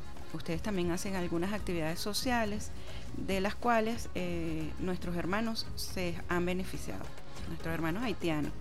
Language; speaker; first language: Spanish; native; Spanish